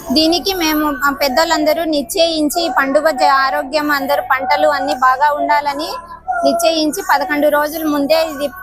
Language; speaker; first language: Telugu; non-native, local second language; Lambadi